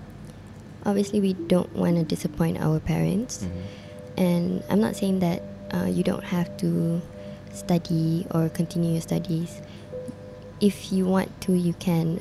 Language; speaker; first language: English; non-native, local second language; Malay